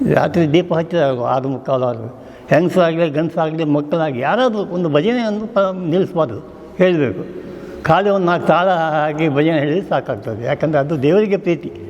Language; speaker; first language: Kannada; non-native, local second language; Konkani